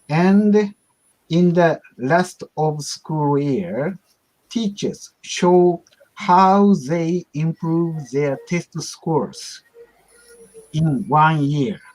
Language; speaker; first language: English; non-native, learner; Japanese